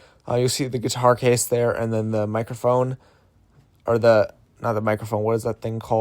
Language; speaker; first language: English; native; English